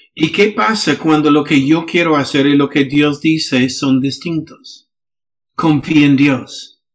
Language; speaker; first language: Spanish; non-native, fluent; English